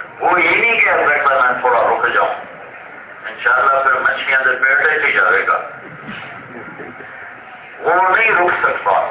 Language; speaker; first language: Urdu; non-native, local second language; Punjabi